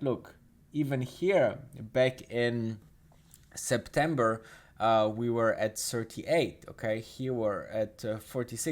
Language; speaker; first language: English; non-native, fluent; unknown